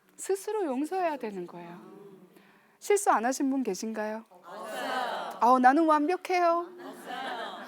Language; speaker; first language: Korean; early bilingual, heritage; Korean